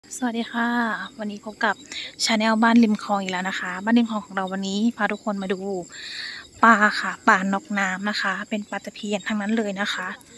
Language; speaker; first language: Thai; native; Thai